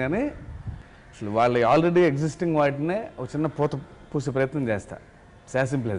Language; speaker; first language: Telugu; native; Telugu